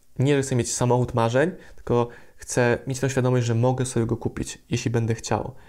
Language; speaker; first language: Polish; native; Polish